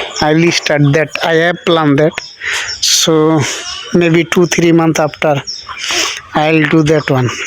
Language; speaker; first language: English; non-native, learner; Bangla